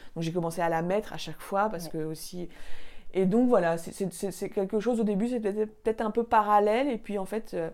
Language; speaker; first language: French; native; French